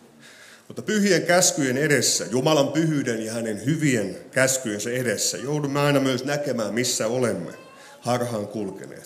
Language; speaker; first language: Finnish; native; Finnish